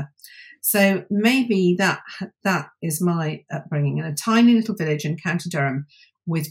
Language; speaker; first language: English; native; English